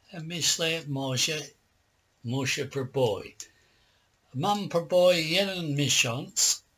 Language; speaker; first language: Polish; non-native, learner; English